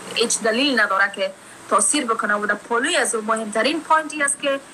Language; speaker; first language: Persian; early bilingual, heritage; Persian